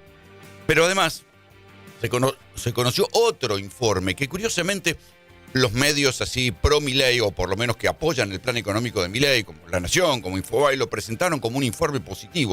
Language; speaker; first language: Spanish; native; Spanish